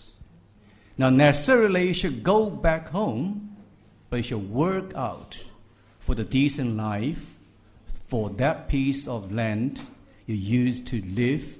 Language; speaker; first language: English; non-native, fluent; Chinese